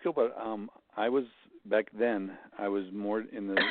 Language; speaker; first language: English; native; English